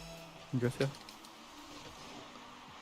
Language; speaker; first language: Welsh; non-native, local second language; English